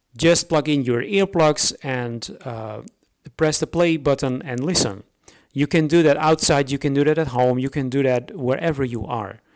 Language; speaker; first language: English; non-native, fluent; Dutch